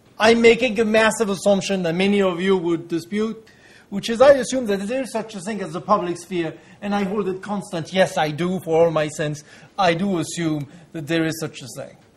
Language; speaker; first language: English; non-native, fluent; French